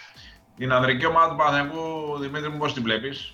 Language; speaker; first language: Greek; native; Greek